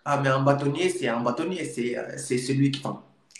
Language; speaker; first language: French; native; French